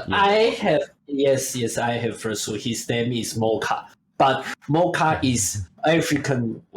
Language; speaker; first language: English; non-native, learner; Chinese